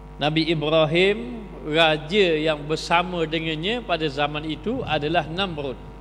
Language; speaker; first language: Malay; native; Malay